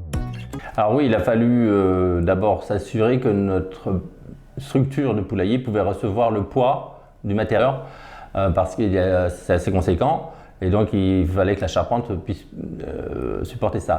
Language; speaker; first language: French; native; French